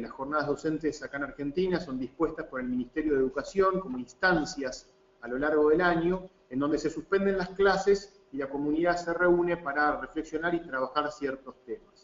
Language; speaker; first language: Spanish; native; Spanish